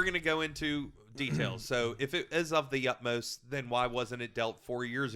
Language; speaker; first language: English; native; English